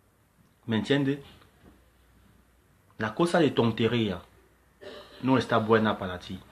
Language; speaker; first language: Spanish; non-native, learner; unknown